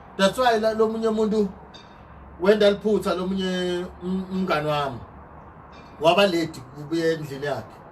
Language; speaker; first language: Zulu; non-native, local second language; Swati